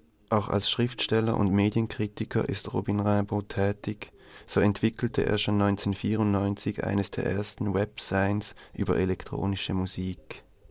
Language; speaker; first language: German; native; German